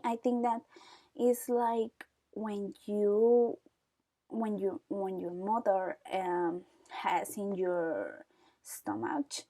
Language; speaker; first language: English; non-native, learner; Spanish